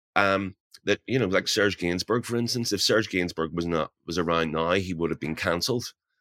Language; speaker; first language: English; native; English